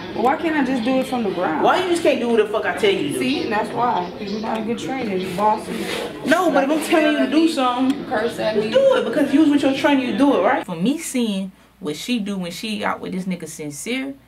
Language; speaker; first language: English; native; English